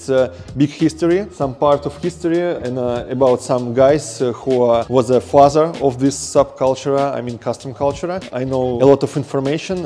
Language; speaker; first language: English; non-native, learner; Russian